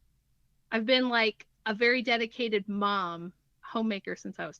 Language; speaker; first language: English; native; English